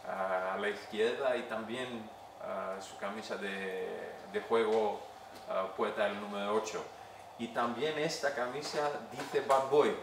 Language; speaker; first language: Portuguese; non-native, learner; Greek